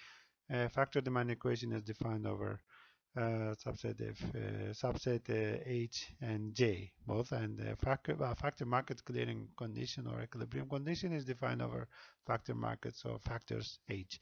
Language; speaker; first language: English; non-native, fluent; Turkish